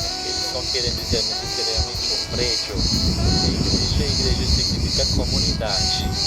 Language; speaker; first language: Portuguese; non-native, fluent; Turkish